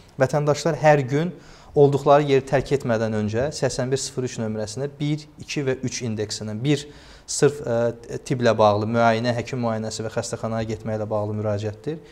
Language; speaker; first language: Azerbaijani; native; Azerbaijani